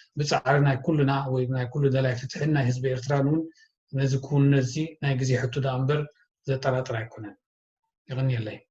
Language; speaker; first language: Tigrinya; native; Tigrinya